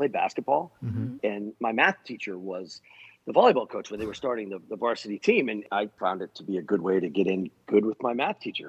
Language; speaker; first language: English; native; English